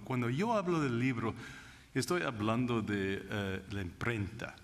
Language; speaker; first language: Spanish; non-native, fluent; English